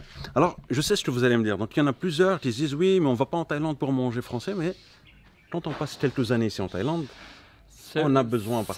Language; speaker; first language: French; native; French